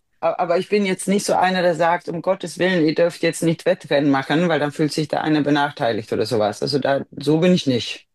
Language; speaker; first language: German; non-native, fluent; Swedish